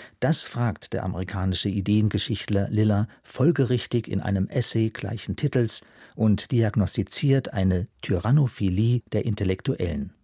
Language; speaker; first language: German; native; German